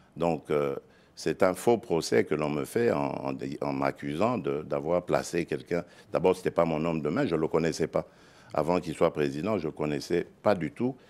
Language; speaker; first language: French; non-native, local second language; Luba-Lulua